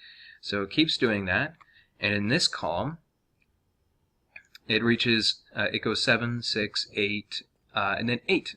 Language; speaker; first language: English; native; English